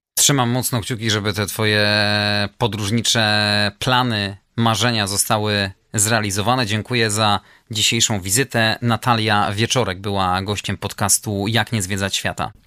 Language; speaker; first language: Polish; native; Polish